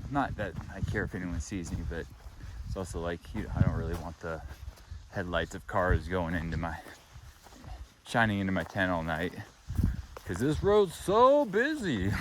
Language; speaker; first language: English; native; English